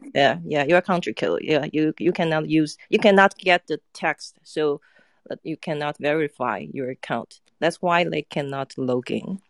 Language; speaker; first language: English; non-native, fluent; Chinese